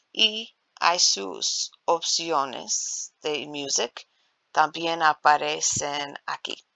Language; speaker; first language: Spanish; non-native, learner; English